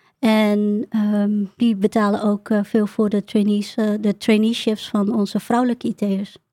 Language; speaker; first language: Dutch; early bilingual, other home language; Vietnamese